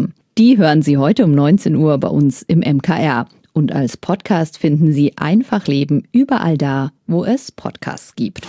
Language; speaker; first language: German; native; German